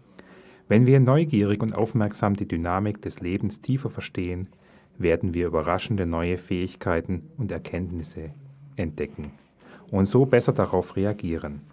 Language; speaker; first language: German; native; German